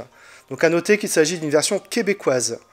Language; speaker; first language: French; native; French